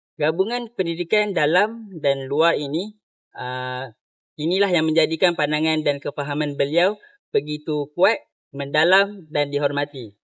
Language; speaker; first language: Malay; native; Malay